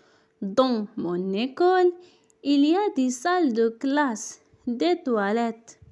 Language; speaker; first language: French; non-native, local second language; Arabic